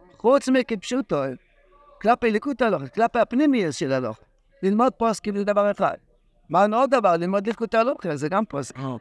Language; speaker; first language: Hebrew; non-native, fluent; English